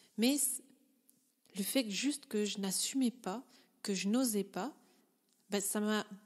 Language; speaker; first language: French; native; French